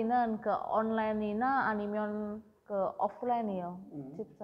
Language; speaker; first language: Korean; non-native, learner; Indonesian